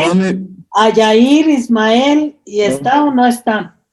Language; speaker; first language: Spanish; native; Spanish